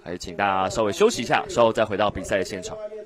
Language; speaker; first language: Chinese; native; Chinese